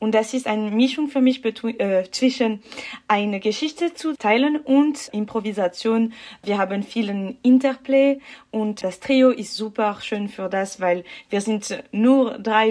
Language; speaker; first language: German; non-native, learner; French